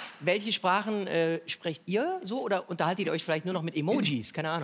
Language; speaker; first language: German; native; German